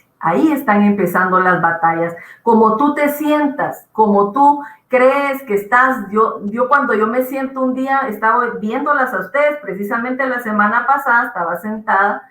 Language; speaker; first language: Spanish; native; Spanish